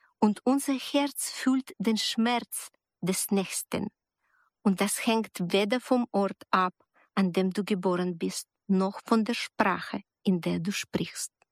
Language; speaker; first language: German; non-native, fluent; Ukrainian